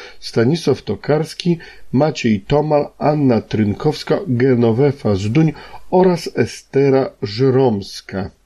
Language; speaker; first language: Polish; native; Polish